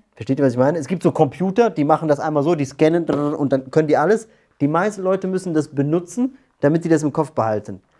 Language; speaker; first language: German; native; German